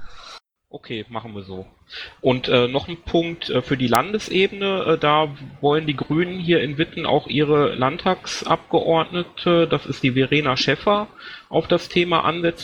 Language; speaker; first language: German; native; German